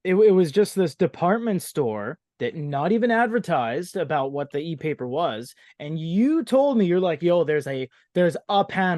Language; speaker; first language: English; native; English